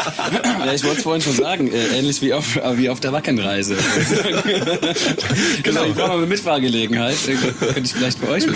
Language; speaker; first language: German; native; German